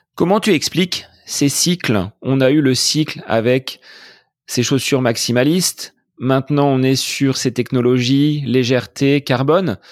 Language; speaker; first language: French; native; French